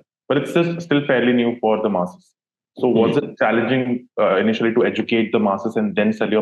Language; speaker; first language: English; non-native, local second language; Hindi